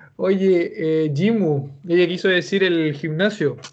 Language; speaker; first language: Spanish; native; Spanish